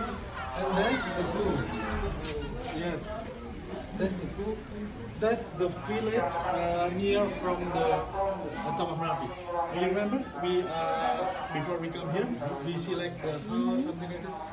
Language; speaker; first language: English; non-native, learner; Indonesian